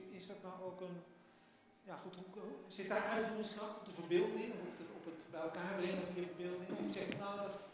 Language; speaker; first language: Dutch; native; Dutch